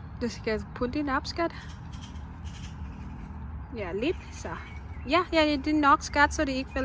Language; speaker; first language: Danish; non-native, fluent; Thai